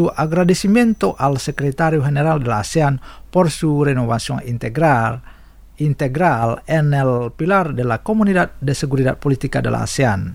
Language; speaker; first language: Spanish; non-native, fluent; Indonesian